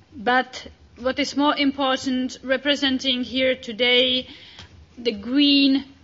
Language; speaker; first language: English; non-native, fluent; Czech